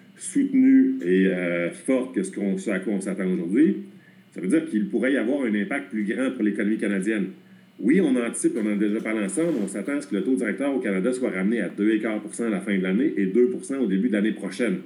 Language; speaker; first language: French; native; French